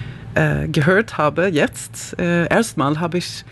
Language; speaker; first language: German; non-native, learner; Swedish